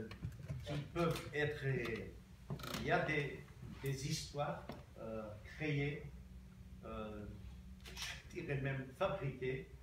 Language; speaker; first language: French; non-native, local second language; Armenian